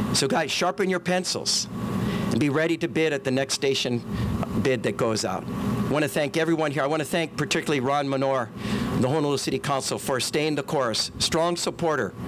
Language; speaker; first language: English; native; English